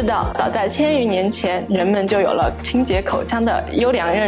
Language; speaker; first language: Chinese; native; Chinese